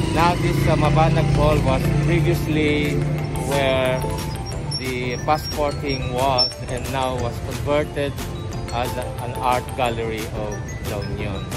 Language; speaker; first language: English; non-native, local second language; Iloko